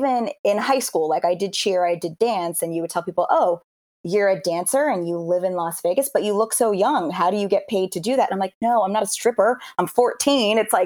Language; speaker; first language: English; native; English